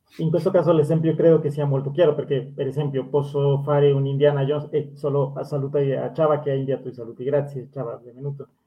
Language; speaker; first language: Italian; non-native, fluent; Spanish